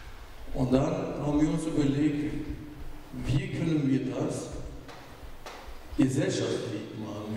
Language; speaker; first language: German; non-native, fluent; Turkish